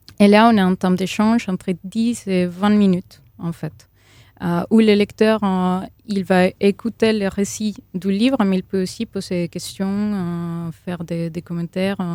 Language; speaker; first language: French; non-native, fluent; Spanish